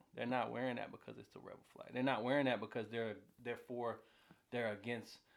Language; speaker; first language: English; native; English